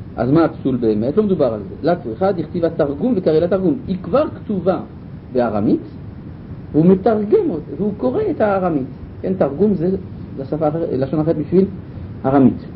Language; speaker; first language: Hebrew; non-native, fluent; French